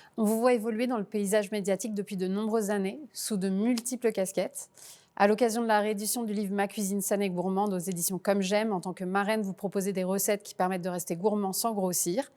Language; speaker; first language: French; native; French